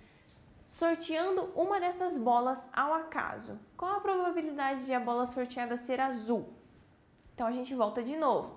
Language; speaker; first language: Portuguese; native; Portuguese